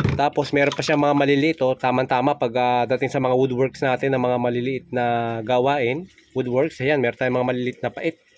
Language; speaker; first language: Filipino; native; Filipino